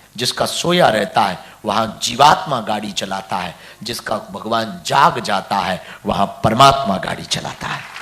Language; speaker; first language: Hindi; native; Hindi